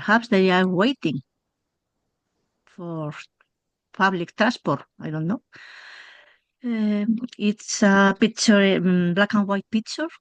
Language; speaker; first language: English; non-native, learner; Spanish